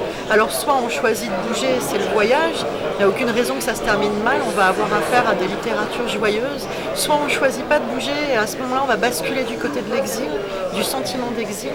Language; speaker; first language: French; native; French